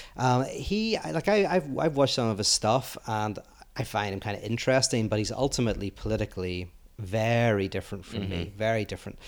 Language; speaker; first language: English; native; English